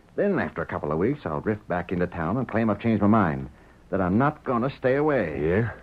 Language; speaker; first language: English; native; English